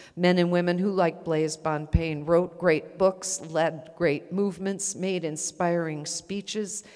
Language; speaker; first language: English; native; English